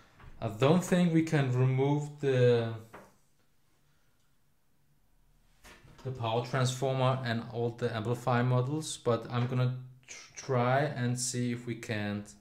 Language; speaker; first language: English; non-native, fluent; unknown